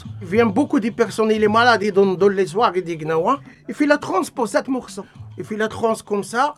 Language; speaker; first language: French; non-native, learner; Arabic